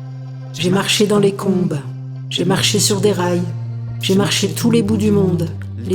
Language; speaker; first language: French; native; French